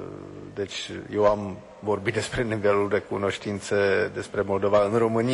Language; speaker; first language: Romanian; non-native, fluent; Czech